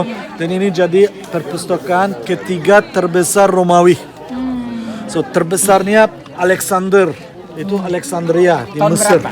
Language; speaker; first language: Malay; non-native, fluent; Turkish